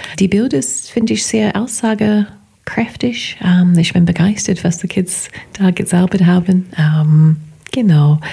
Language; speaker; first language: German; non-native, fluent; English